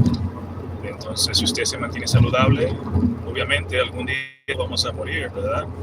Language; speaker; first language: Spanish; early bilingual, heritage; Spanish